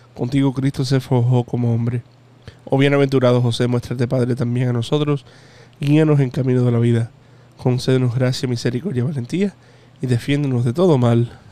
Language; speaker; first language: Spanish; native; Spanish